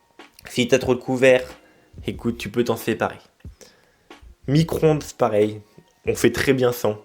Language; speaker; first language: French; native; French